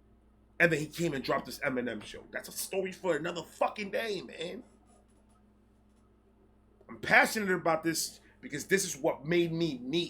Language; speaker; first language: English; native; English